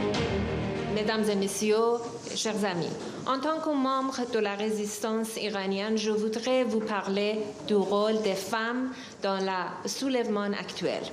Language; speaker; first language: French; non-native, fluent; Persian